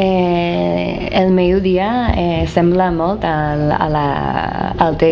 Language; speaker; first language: Catalan; non-native, learner; English